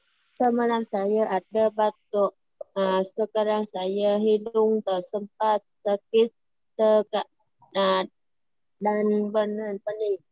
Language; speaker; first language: Indonesian; non-native, learner; Vietnamese